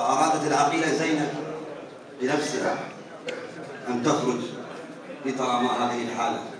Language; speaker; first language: Arabic; native; Arabic